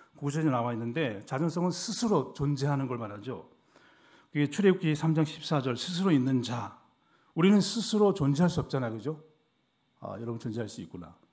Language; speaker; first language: Korean; native; Korean